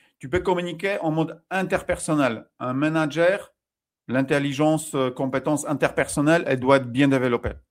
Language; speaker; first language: French; non-native, fluent; Polish